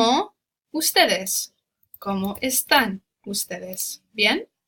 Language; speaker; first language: Spanish; non-native, fluent; English